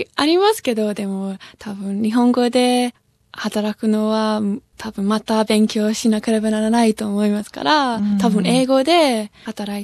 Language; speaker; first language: Japanese; non-native, fluent; English